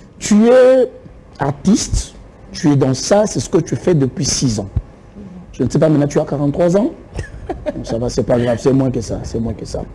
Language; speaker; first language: French; non-native, local second language; Lingala